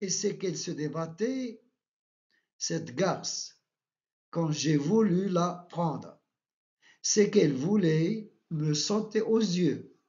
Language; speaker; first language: French; non-native, local second language; Arabic